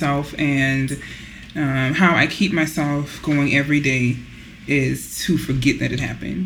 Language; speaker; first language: English; native; English